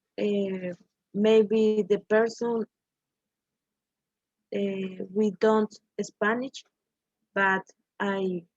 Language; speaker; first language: English; non-native, learner; Spanish